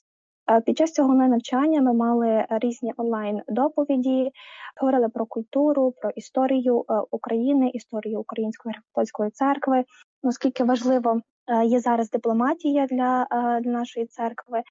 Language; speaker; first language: Ukrainian; native; Ukrainian